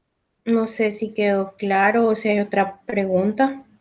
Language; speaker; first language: Spanish; native; Spanish